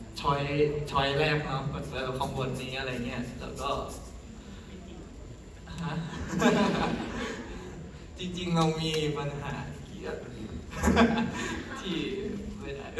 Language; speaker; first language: Thai; native; Thai